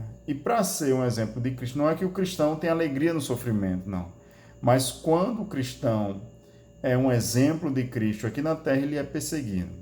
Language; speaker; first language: Portuguese; native; Portuguese